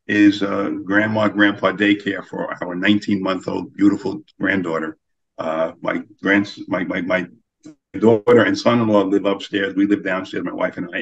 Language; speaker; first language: English; native; English